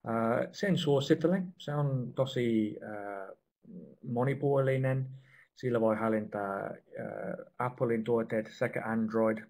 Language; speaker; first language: Finnish; non-native, fluent; English